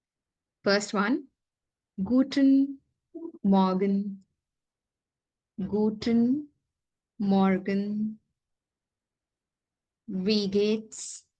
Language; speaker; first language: German; non-native, fluent; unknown